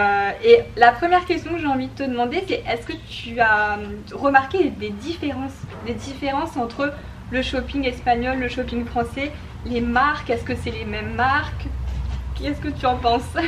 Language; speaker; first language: French; native; French